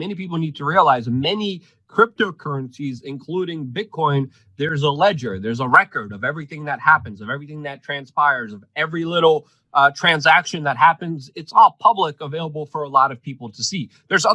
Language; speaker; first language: English; non-native, fluent; Polish